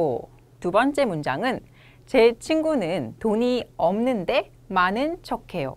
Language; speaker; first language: Korean; native; Korean